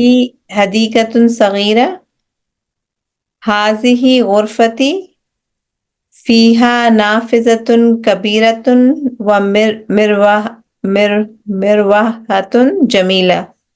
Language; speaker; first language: Arabic; non-native, learner; Urdu